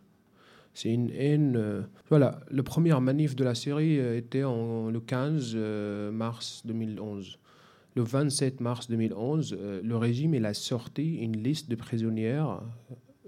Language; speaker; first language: French; non-native, fluent; Arabic